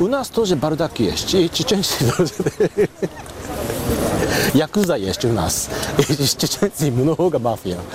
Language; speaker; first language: Russian; non-native, learner; Japanese